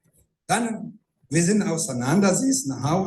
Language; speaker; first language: German; non-native, fluent; Rundi